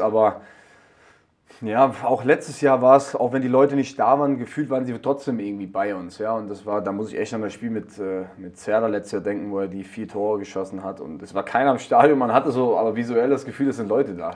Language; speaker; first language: German; native; German